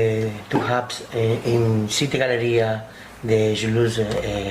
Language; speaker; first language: German; non-native, learner; Spanish